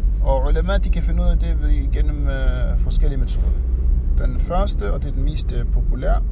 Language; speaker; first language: Danish; non-native, fluent; Arabic